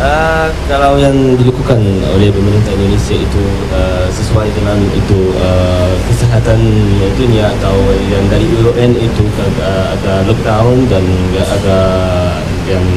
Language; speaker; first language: Indonesian; non-native, fluent; Arabic